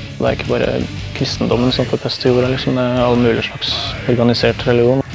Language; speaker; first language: Norwegian; native; Norwegian